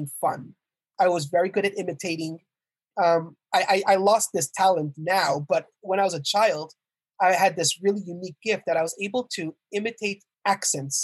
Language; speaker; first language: English; native; English